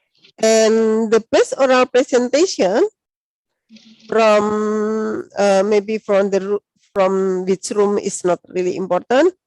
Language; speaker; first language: English; non-native, learner; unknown